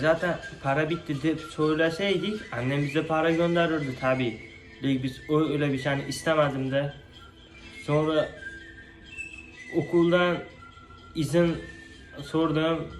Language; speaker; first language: Turkish; non-native, learner; Uzbek